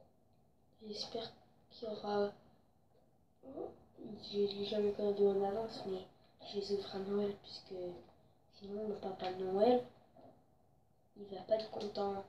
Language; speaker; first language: French; native; French